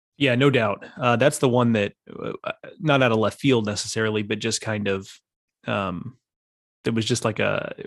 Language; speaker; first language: English; native; English